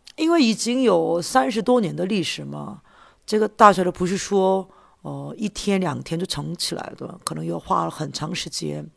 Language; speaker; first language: Chinese; non-native, fluent; Korean